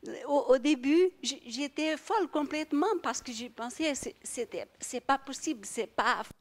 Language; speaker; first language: French; non-native, fluent; Portuguese